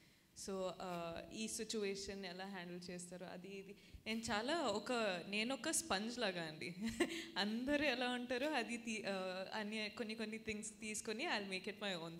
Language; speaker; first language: Telugu; non-native, fluent; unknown